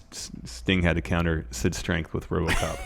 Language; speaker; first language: English; native; English